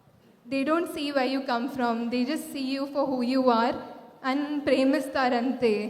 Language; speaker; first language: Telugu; non-native, fluent; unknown